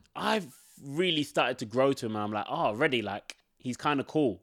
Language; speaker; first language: English; early bilingual, other home language; Yoruba